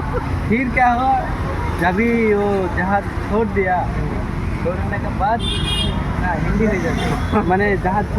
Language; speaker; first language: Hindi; non-native, local second language; Bangla